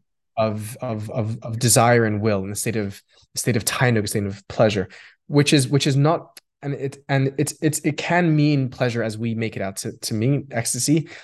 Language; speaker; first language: English; non-native, local second language; Yiddish